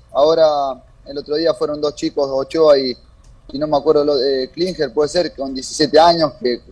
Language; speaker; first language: Spanish; native; Spanish